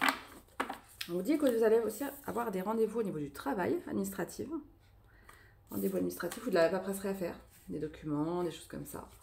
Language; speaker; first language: French; native; French